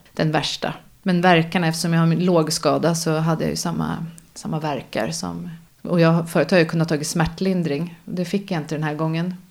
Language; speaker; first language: Swedish; native; Swedish